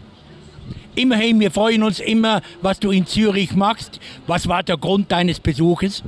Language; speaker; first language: German; native; German